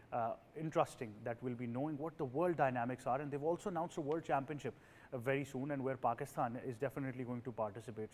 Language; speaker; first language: English; non-native, local second language; Urdu